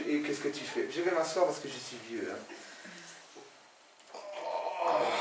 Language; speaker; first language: French; native; French